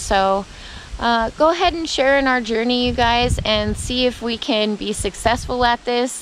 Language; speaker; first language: English; native; English